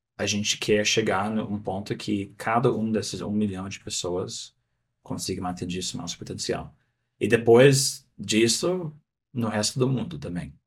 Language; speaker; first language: Portuguese; non-native, fluent; English